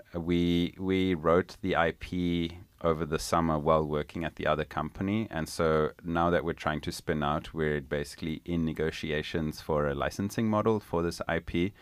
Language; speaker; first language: English; non-native, local second language; Italian